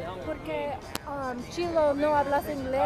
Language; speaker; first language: Spanish; non-native, learner; English